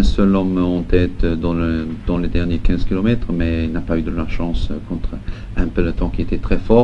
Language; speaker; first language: French; non-native, local second language; Luxembourgish